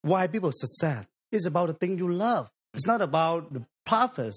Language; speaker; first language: English; non-native, learner; Vietnamese